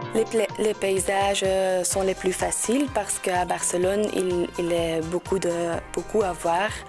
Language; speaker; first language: French; non-native, local second language; Dutch